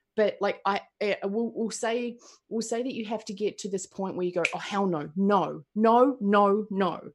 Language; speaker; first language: English; native; English